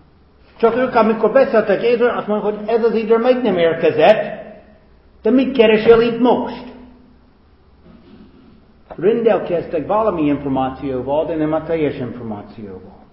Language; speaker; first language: Hungarian; non-native, fluent; English